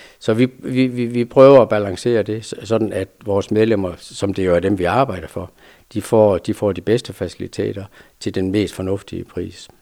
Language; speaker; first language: Danish; native; Danish